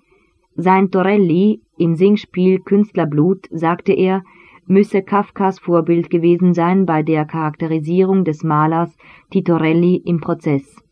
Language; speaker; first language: German; native; German